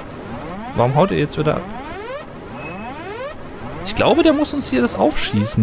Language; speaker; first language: German; native; German